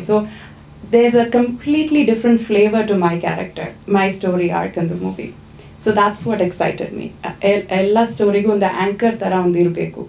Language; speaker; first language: Kannada; non-native, fluent; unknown